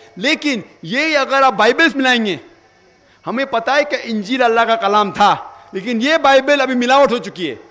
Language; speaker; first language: Urdu; non-native, local second language; Konkani